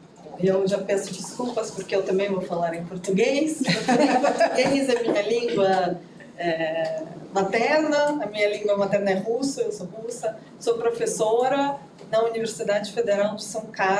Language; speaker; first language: Portuguese; non-native, fluent; Russian